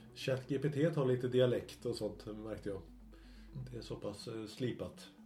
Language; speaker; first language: Swedish; native; Swedish